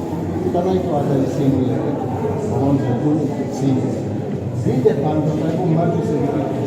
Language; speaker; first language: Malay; non-native, fluent; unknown